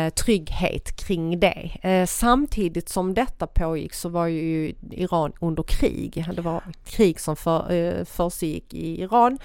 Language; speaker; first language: Swedish; early bilingual, other home language; Persian